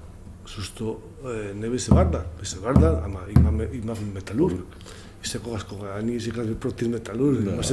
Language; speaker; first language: Macedonian; non-native, learner; Spanish